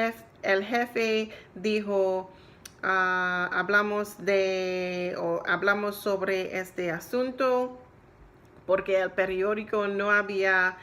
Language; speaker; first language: Spanish; non-native, learner; English